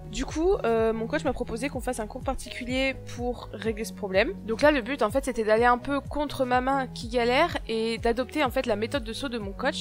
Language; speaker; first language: French; native; French